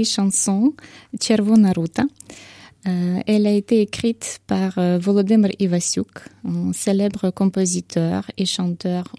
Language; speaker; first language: French; non-native, fluent; Ukrainian